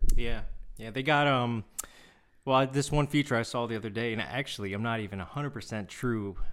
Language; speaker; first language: English; non-native, fluent; Korean